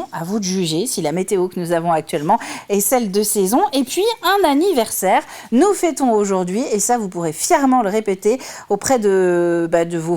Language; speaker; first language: French; native; French